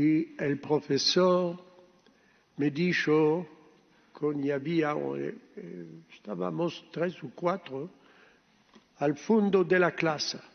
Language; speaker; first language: Spanish; early bilingual, heritage; Ladino